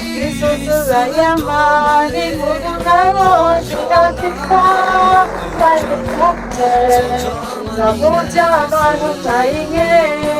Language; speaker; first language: Burmese; non-native, local second language; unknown